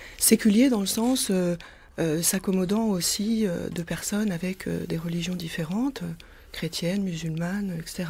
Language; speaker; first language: French; native; French